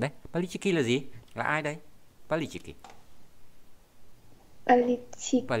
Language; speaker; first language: Russian; non-native, fluent; Vietnamese